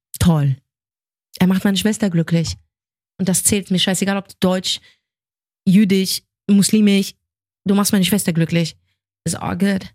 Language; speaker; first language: German; early bilingual, other home language; Arabic